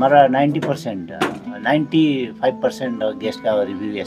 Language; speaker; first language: Hindi; non-native, local second language; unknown